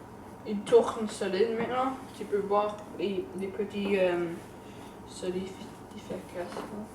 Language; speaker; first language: French; non-native, learner; English